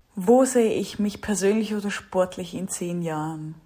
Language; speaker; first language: German; native; German